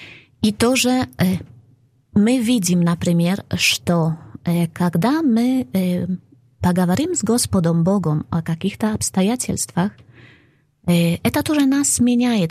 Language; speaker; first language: Russian; non-native, fluent; Polish